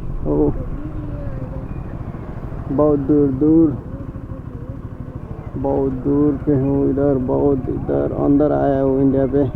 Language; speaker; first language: Hindi; non-native, learner; Nepali